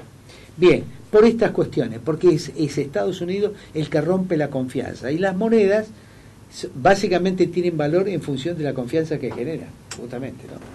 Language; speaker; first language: Spanish; native; Spanish